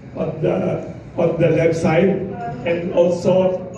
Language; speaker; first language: English; non-native, local second language; Filipino